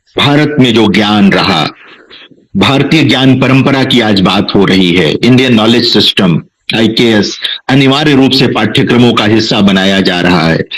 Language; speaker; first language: Hindi; non-native, local second language; Bhojpuri